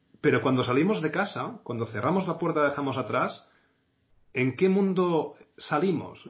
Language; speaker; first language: Spanish; non-native, local second language; Catalan